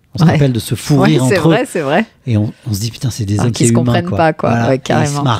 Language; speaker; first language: French; native; French